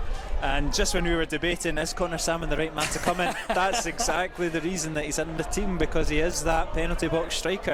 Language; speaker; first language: English; native; English